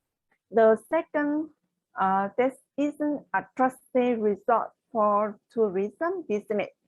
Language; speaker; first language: English; non-native, learner; Vietnamese